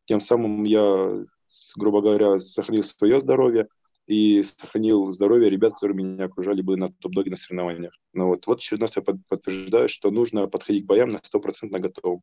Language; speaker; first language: Russian; native; Russian